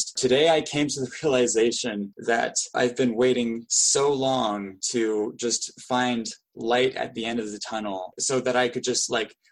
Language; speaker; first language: English; native; English